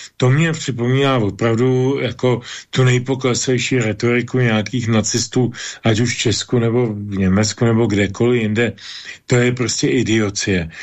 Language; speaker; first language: Czech; native; Czech